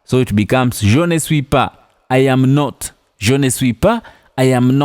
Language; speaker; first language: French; non-native, fluent; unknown